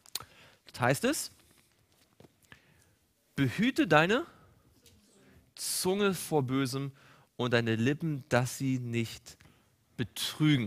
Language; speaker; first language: German; native; German